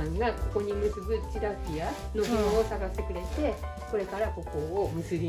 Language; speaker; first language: Japanese; native; Japanese